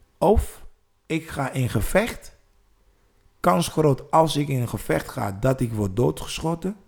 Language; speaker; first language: Dutch; non-native, fluent; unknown